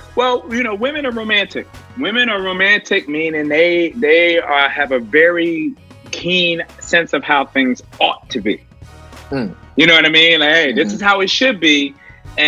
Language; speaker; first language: English; native; English